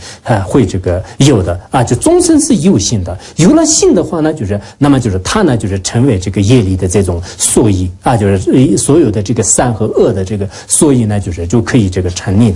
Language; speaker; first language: Chinese; non-native, local second language; Tibetan